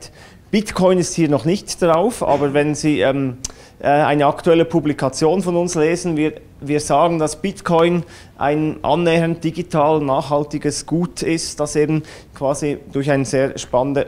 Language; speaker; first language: German; native; German